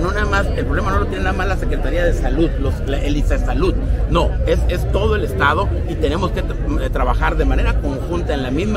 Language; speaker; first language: Spanish; native; Spanish